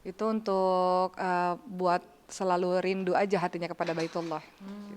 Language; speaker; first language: Indonesian; native; Indonesian